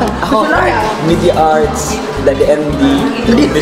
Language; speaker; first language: Filipino; non-native, local second language; Cebuano